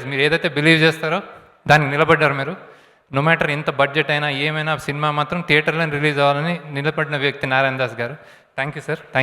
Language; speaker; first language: Telugu; native; Telugu